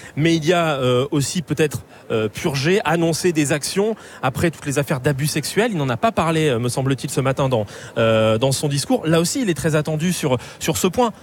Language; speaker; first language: French; native; French